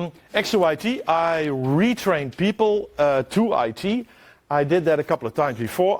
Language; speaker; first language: English; non-native, fluent; Dutch